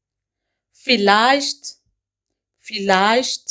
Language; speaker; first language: German; non-native, fluent; Amharic